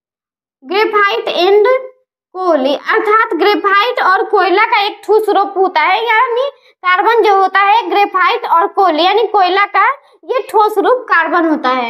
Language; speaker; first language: Hindi; native; Hindi